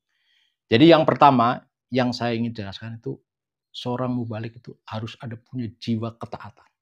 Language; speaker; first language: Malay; non-native, local second language; Javanese